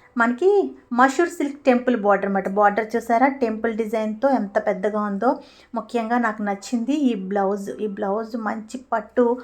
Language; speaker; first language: Telugu; native; Telugu